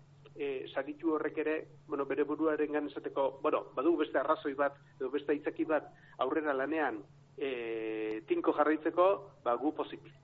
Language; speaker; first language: Basque; native; Basque